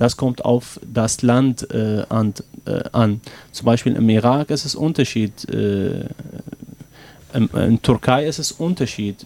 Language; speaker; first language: German; non-native, learner; Arabic